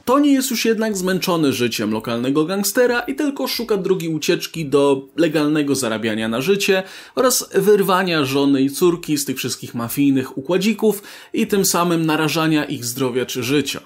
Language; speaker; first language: Polish; native; Polish